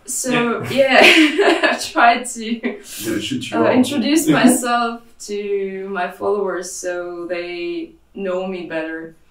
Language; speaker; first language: English; non-native, fluent; Russian